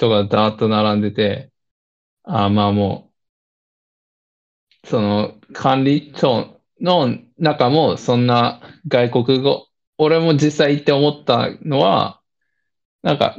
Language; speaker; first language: Japanese; early bilingual, other home language; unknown